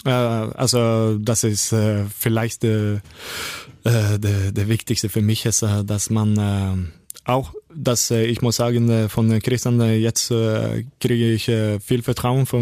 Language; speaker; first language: German; non-native, learner; Norwegian